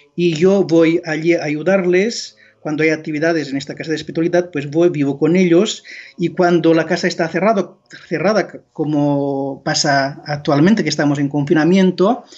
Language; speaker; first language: Spanish; non-native, local second language; Catalan